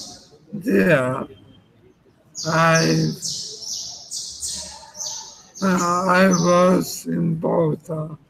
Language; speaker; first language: English; non-native, learner; Spanish